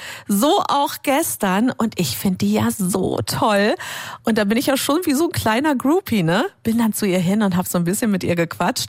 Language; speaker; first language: German; native; German